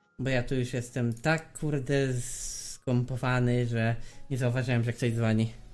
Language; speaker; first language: Polish; native; Polish